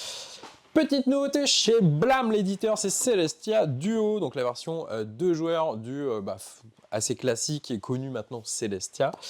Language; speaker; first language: French; native; French